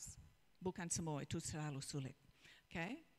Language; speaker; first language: Indonesian; non-native, learner; English